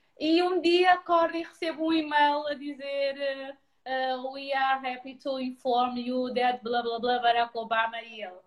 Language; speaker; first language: Portuguese; non-native, local second language; Kabuverdianu